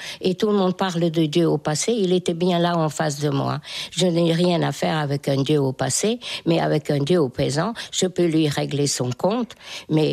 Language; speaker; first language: French; non-native, fluent; Hungarian